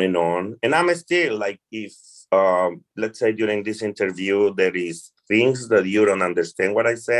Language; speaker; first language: English; non-native, fluent; Spanish